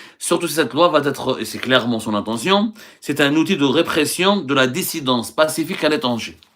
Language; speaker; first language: French; non-native, local second language; Arabic